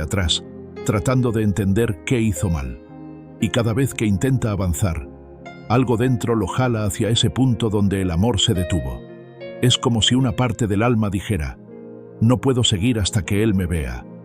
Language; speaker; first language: Spanish; native; Spanish